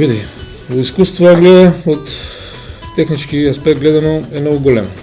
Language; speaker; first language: Macedonian; native; Macedonian